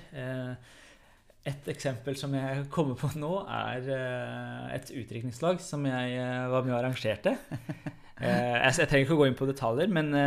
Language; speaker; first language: Norwegian; non-native, fluent; Persian